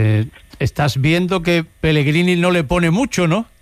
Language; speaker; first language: Spanish; native; Spanish